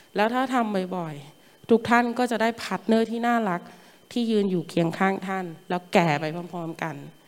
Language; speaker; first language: Thai; native; Thai